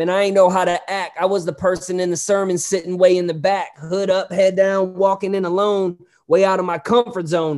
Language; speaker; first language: English; native; English